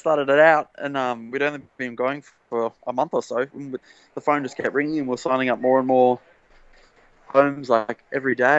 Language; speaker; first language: English; native; English